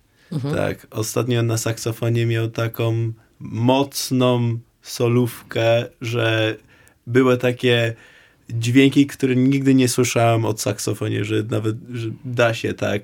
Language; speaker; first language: Polish; non-native, learner; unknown